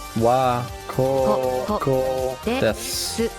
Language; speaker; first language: Japanese; non-native, learner; English